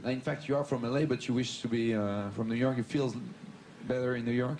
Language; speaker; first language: English; non-native, fluent; French